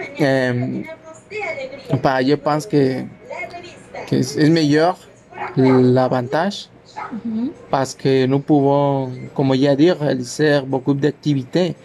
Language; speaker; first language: French; non-native, learner; Spanish